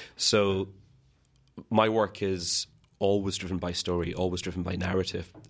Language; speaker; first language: English; native; English